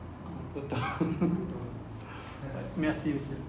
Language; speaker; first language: French; non-native, learner; Khmer